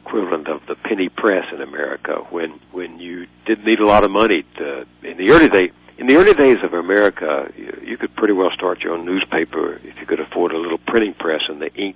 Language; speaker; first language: English; native; English